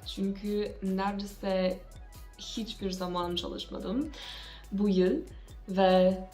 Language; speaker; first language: Turkish; non-native, learner; English